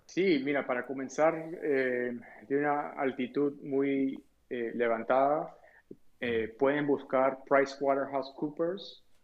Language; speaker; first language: Spanish; early bilingual, heritage; Spanish